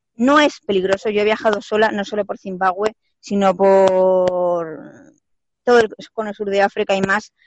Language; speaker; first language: Spanish; native; Spanish